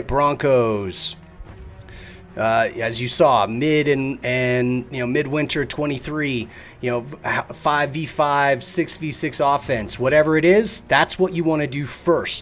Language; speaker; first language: English; native; English